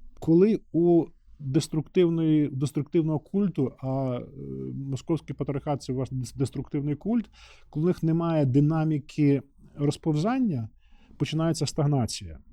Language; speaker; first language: Ukrainian; native; Ukrainian